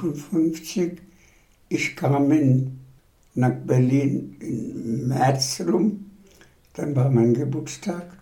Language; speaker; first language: German; non-native, fluent; Bangla